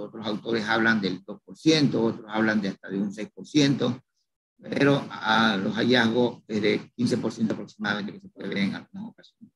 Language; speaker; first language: Spanish; native; Spanish